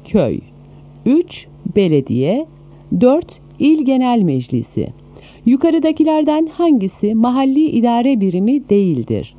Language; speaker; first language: Turkish; native; Turkish